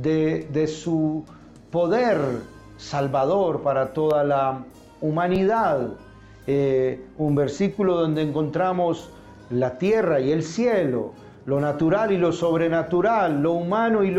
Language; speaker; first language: Spanish; native; Spanish